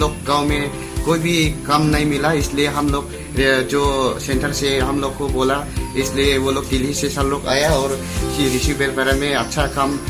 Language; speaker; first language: Hindi; non-native, local second language; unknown